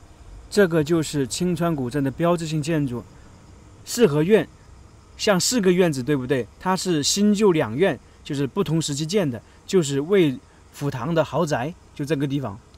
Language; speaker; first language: Chinese; native; Chinese